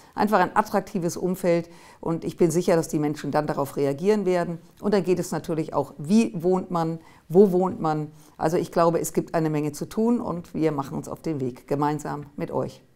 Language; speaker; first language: German; native; German